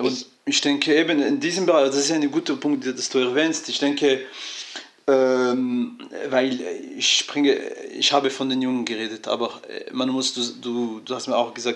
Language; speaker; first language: German; non-native, fluent; French